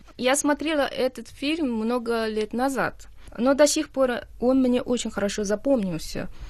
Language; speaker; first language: Russian; non-native, fluent; Chinese